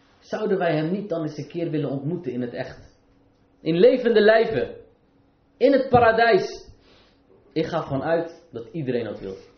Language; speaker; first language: Dutch; early bilingual, other home language; Arabic